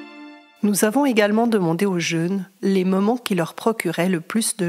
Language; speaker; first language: French; native; French